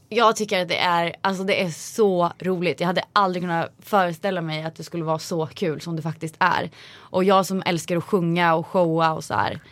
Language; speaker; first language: Swedish; native; Swedish